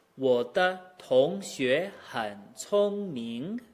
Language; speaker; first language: Chinese; non-native, fluent; English